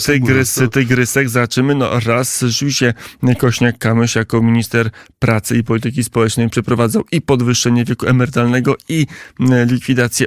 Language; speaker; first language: Polish; native; Polish